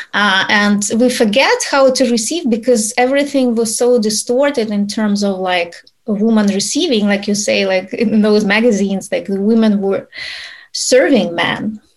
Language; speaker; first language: English; non-native, fluent; Ukrainian